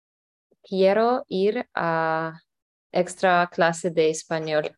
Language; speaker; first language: Spanish; non-native, learner; English